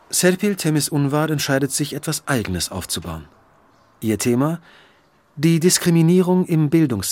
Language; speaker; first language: German; native; German